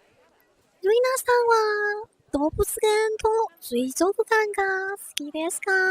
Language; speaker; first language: Japanese; non-native, learner; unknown